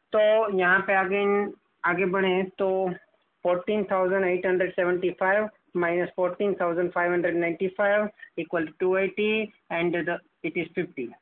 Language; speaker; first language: Hindi; non-native, local second language; Gujarati